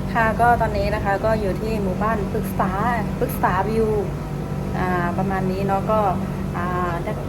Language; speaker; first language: Thai; non-native, local second language; Shan